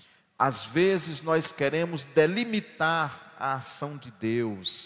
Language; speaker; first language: Portuguese; native; Portuguese